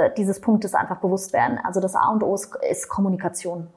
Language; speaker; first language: German; native; German